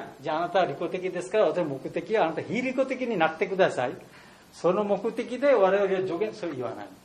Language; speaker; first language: Japanese; non-native, learner; Bangla